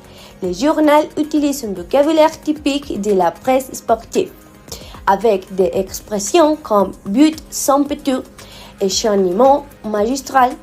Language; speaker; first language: French; non-native, learner; Spanish